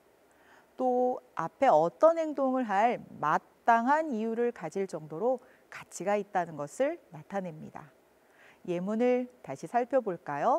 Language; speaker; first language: Korean; native; Korean